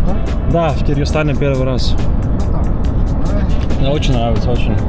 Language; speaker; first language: Russian; non-native, learner; Lithuanian